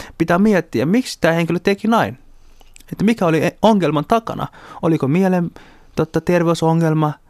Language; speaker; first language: Finnish; early bilingual, other home language; Somali